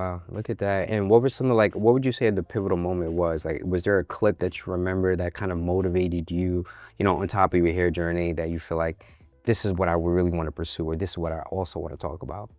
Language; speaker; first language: English; native; English